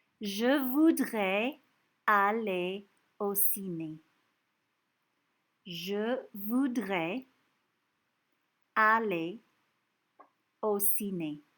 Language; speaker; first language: French; non-native, fluent; English